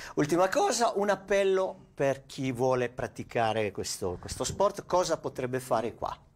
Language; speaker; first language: Italian; native; Italian